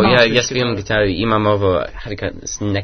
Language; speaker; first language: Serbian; early bilingual, heritage; English